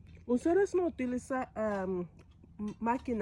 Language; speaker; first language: Spanish; non-native, learner; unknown